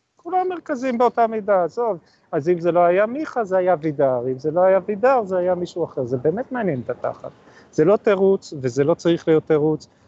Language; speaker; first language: Hebrew; native; Hebrew